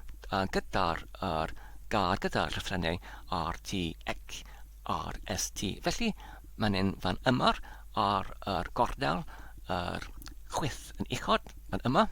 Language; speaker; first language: Welsh; non-native, learner; Polish